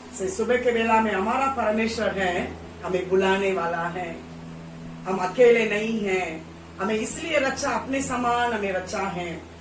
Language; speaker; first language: Hindi; non-native, local second language; Tamil